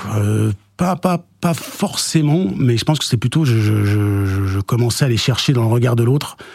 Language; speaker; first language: French; native; French